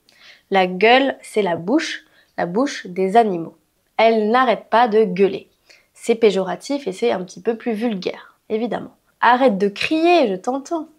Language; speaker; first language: French; native; French